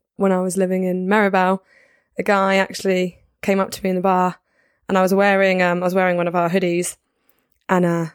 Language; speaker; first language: English; native; English